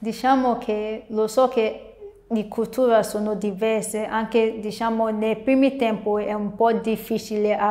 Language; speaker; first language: Italian; non-native, learner; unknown